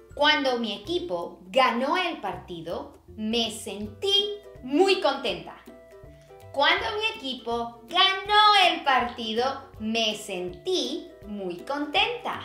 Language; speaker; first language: Spanish; native; Spanish